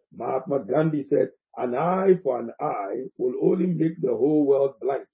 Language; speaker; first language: English; non-native, local second language; Akan